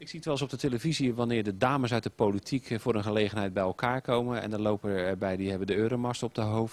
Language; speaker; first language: Dutch; native; Dutch